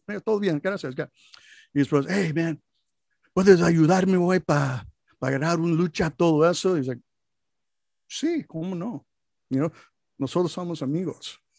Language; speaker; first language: Spanish; non-native, learner; English